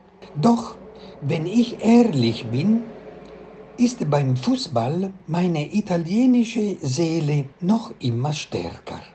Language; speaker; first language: German; non-native, fluent; Italian